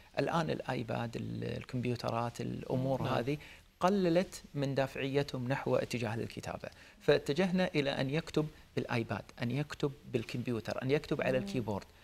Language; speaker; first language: Arabic; native; Arabic